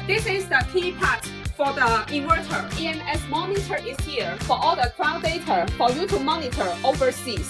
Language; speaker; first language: English; non-native, learner; Chinese